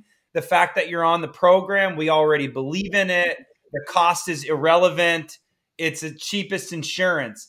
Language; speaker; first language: English; native; English